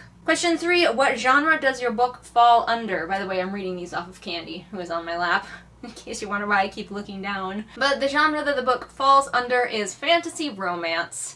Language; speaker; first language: English; native; English